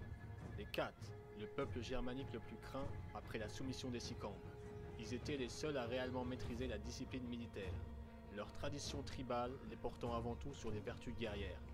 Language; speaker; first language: French; native; French